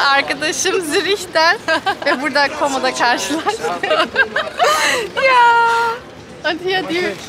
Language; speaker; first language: Turkish; early bilingual, heritage; Turkish